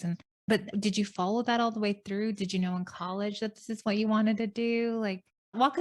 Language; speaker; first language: English; native; English